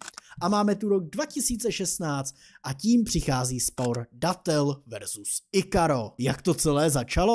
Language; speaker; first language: Czech; native; Czech